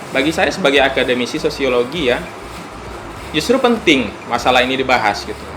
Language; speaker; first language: Indonesian; non-native, local second language; Minangkabau